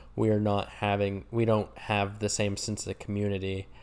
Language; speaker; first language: English; native; English